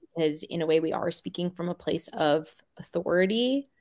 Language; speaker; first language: English; native; English